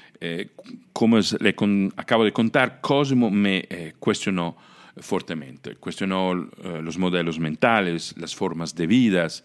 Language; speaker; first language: Spanish; non-native, fluent; Italian